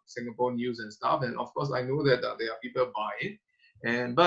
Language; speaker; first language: English; non-native, fluent; Burmese